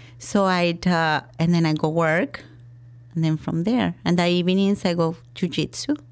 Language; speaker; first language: English; non-native, fluent; Spanish